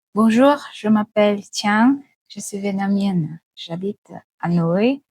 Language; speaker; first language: French; non-native, fluent; Vietnamese